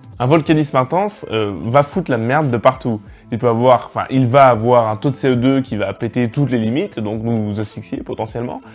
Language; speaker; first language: French; native; French